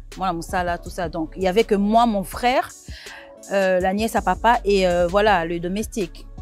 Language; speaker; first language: French; non-native, local second language; Lingala